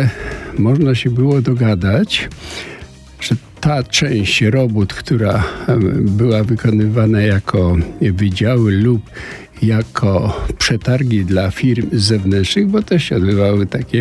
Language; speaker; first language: Polish; native; Polish